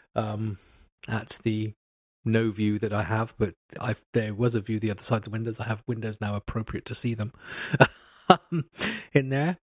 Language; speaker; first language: English; native; English